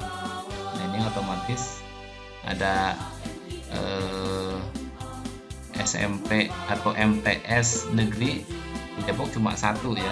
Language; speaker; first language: Indonesian; native; Indonesian